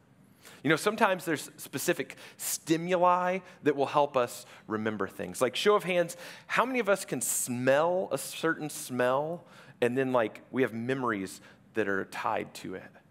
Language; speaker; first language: English; native; English